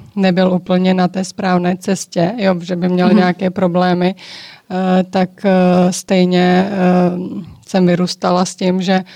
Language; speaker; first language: Czech; early bilingual, other home language; Georgian